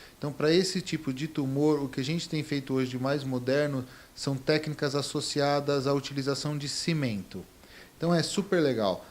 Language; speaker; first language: Portuguese; native; Portuguese